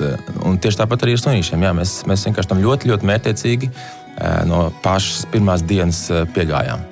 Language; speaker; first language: Latvian; native; Latvian